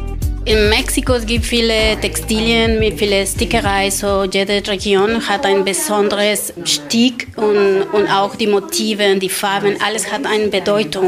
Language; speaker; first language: German; non-native, learner; Spanish